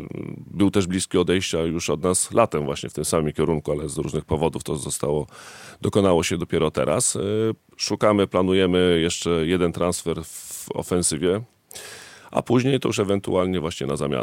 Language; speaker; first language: Polish; native; Polish